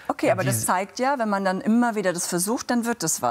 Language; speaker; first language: German; native; German